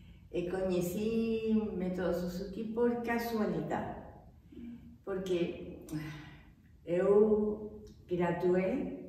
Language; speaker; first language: Portuguese; non-native, fluent; Spanish